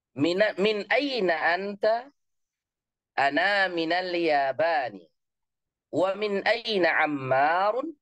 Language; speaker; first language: Arabic; non-native, fluent; Indonesian